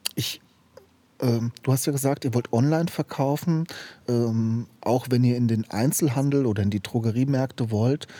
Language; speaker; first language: German; native; German